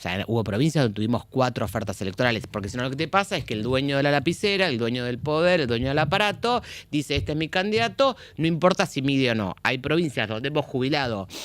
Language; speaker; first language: Spanish; native; Spanish